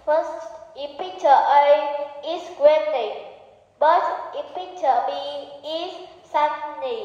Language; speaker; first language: English; non-native, learner; Vietnamese